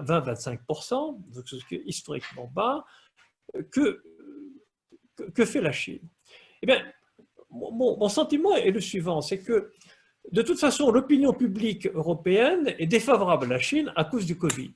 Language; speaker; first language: French; native; French